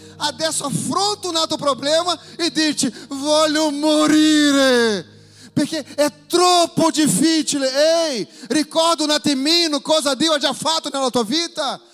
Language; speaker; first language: Italian; non-native, fluent; Portuguese